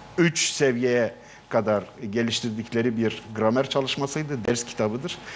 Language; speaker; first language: Turkish; non-native, local second language; Kurdish